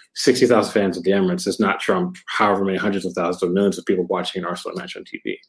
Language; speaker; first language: English; native; English